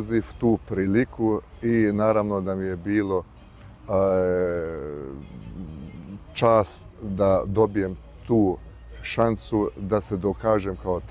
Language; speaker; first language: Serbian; early bilingual, heritage; Bosnian